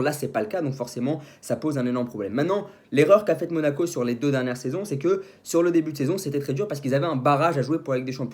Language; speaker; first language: French; native; French